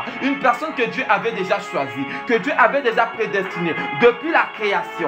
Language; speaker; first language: French; non-native, local second language; Swahili